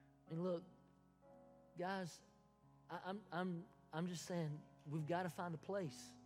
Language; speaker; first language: English; native; English